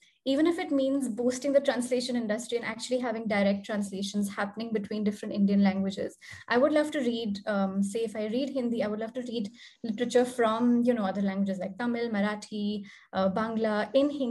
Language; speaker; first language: English; non-native, local second language; Hindi